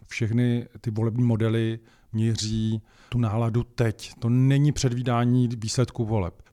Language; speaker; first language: Czech; native; Czech